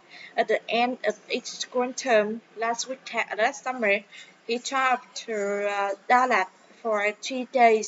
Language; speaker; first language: English; non-native, learner; Vietnamese